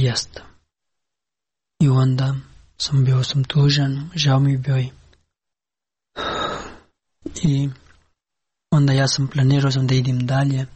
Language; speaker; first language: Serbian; non-native, learner; Pashto